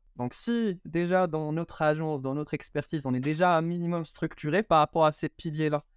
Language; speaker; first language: French; non-native, local second language; Arabic